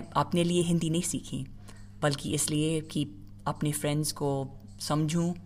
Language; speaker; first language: Hindi; non-native, fluent; English